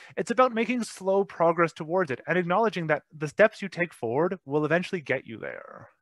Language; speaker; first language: English; native; English